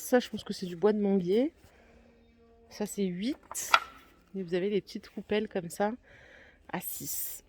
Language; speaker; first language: French; native; French